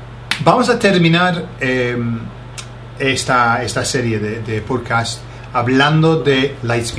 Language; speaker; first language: Spanish; non-native, fluent; English